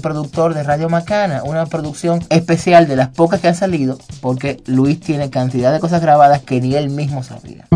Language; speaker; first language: Spanish; native; Spanish